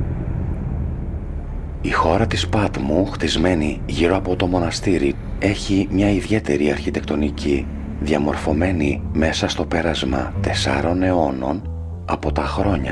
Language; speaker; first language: Greek; native; Greek